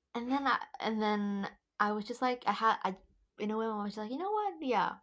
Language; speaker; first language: English; non-native, fluent; Indonesian